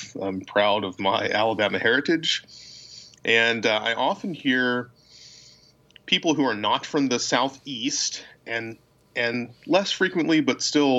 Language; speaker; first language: English; native; English